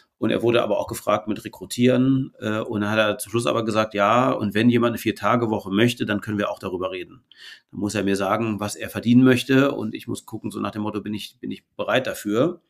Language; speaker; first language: German; native; German